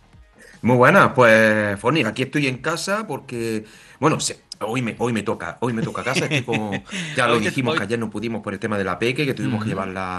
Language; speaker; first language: Spanish; native; Spanish